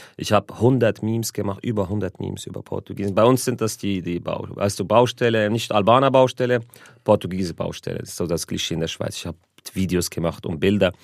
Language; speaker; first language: German; early bilingual, other home language; Arabic